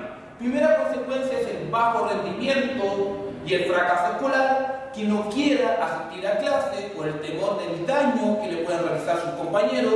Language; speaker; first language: Spanish; native; Spanish